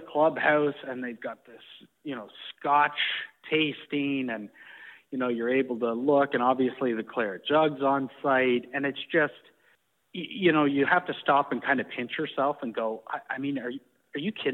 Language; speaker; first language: English; native; English